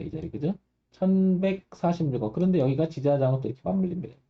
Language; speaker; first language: Korean; native; Korean